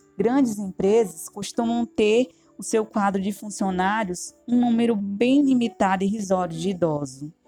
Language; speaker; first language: Portuguese; native; Portuguese